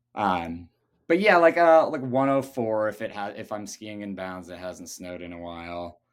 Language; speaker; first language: English; native; English